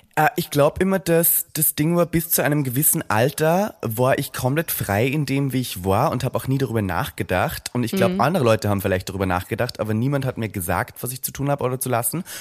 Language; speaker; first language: German; native; German